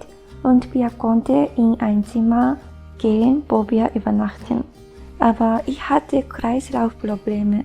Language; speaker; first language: German; non-native, fluent; Japanese